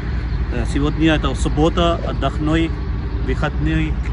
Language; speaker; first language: Russian; non-native, learner; Urdu